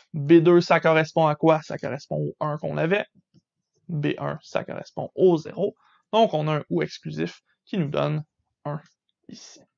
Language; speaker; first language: French; native; French